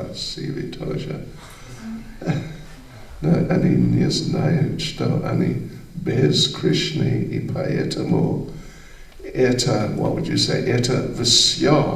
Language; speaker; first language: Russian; non-native, learner; English